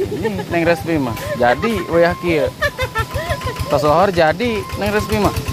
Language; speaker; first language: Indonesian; non-native, local second language; Sundanese